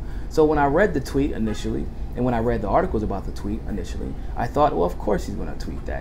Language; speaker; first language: English; native; English